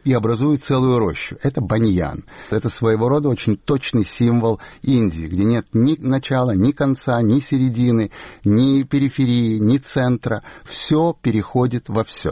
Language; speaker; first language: Russian; native; Russian